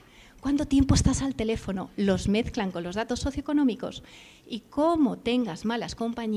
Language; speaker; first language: Spanish; native; Spanish